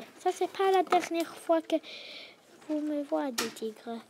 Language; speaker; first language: French; non-native, learner; English